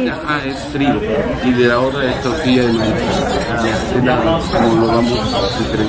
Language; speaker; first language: Spanish; native; Spanish